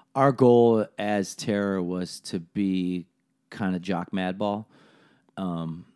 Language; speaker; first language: English; native; English